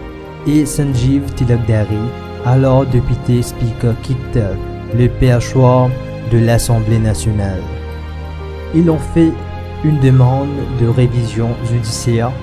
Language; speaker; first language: French; non-native, local second language; Morisyen